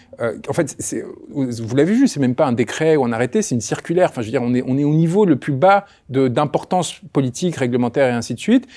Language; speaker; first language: French; early bilingual, other home language; Spanish